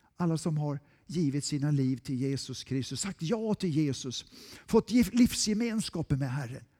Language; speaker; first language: Swedish; native; Swedish